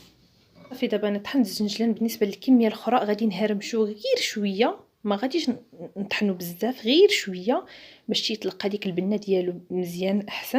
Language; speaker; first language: Arabic; native; Arabic